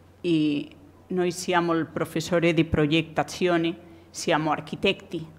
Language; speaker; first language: Italian; non-native, learner; Spanish